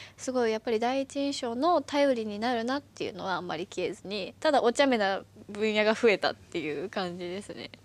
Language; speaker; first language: Japanese; native; Japanese